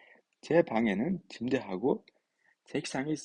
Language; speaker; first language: Korean; non-native, fluent; Uzbek